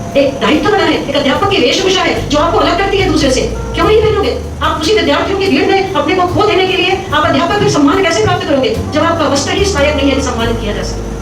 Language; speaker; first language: Hindi; native; Hindi